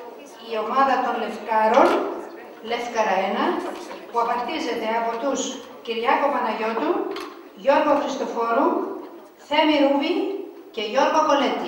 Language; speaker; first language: Greek; native; Greek